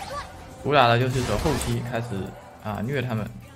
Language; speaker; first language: Chinese; native; Chinese